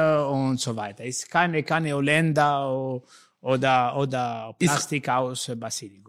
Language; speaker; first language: German; non-native, learner; Italian